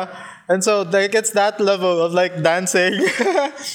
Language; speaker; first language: English; non-native, local second language; Cebuano